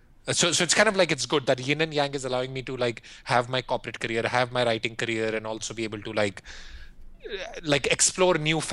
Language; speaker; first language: English; non-native, local second language; Hindi